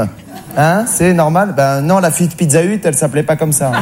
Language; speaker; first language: French; native; French